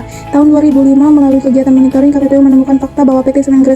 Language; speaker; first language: Indonesian; native; Indonesian